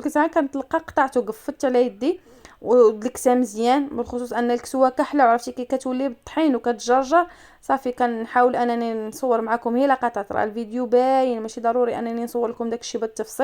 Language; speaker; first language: Arabic; native; Arabic